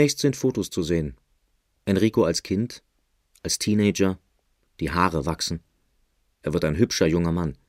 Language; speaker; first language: German; native; German